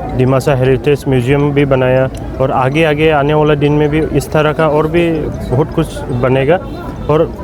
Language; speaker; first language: Hindi; non-native, local second language; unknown